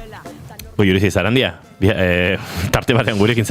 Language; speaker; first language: Basque; native; Basque